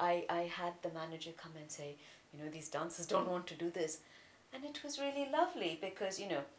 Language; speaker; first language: English; non-native, local second language; Tamil